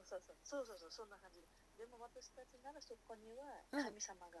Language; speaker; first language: Japanese; non-native, learner; Nepali